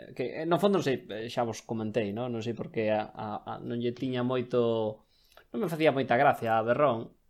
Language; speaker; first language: Galician; non-native, local second language; Spanish